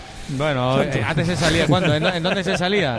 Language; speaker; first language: Spanish; native; Spanish